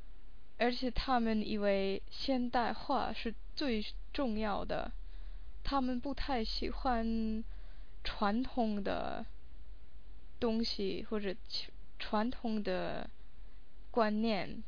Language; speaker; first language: Chinese; non-native, fluent; English